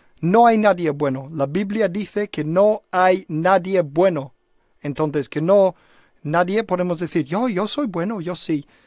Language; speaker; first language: Spanish; non-native, fluent; English